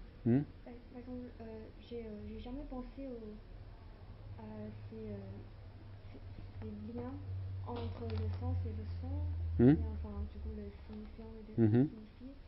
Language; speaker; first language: French; non-native, learner; Chinese